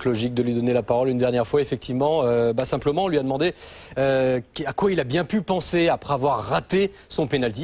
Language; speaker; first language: French; native; French